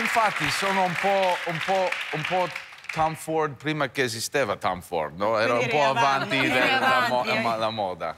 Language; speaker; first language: Italian; early bilingual, heritage; English